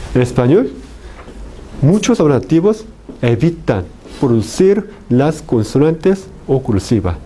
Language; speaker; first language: Spanish; non-native, fluent; Korean